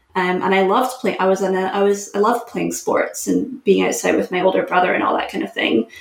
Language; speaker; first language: English; native; English